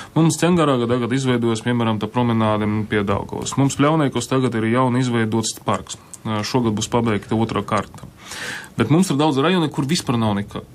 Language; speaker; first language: Latvian; non-native, local second language; Russian